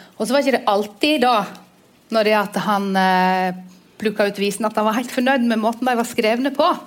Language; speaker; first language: Norwegian; native; Norwegian